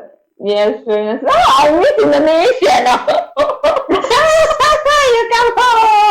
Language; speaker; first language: English; non-native, learner; Indonesian